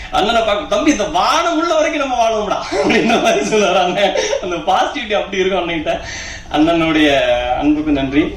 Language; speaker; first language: Tamil; native; Tamil